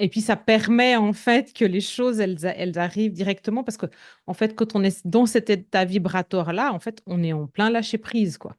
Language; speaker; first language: French; native; French